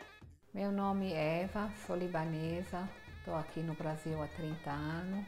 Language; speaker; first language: Portuguese; non-native, fluent; Arabic